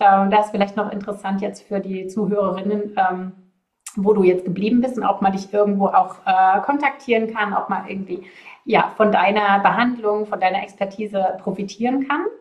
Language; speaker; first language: German; native; German